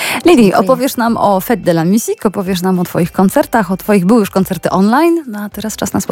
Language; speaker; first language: Polish; native; Polish